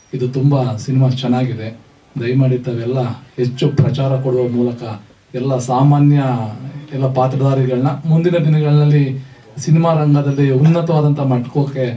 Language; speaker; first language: Kannada; native; Kannada